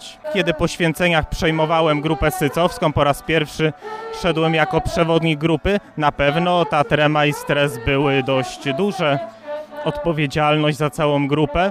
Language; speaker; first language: Polish; native; Polish